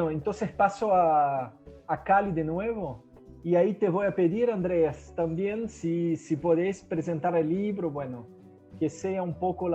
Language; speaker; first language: Spanish; non-native, fluent; Portuguese